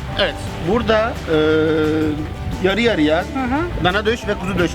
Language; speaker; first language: Turkish; native; Turkish